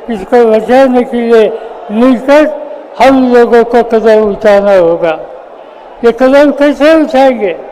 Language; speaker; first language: Hindi; non-native, local second language; Marathi